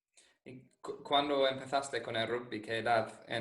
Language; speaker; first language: Spanish; non-native, fluent; English